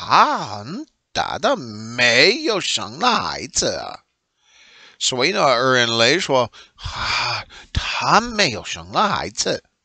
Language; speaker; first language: Chinese; non-native, learner; English